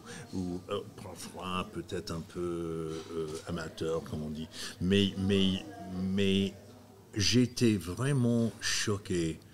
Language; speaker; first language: French; non-native, fluent; English